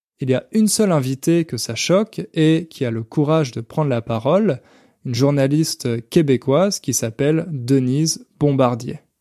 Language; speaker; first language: French; native; French